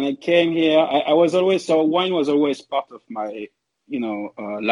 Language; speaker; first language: English; non-native, fluent; French